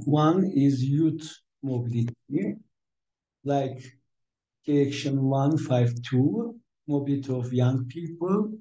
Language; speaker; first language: English; non-native, fluent; Turkish